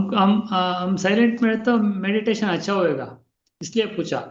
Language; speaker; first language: Hindi; non-native, local second language; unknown